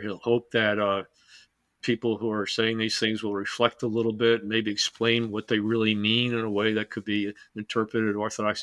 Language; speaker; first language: English; native; English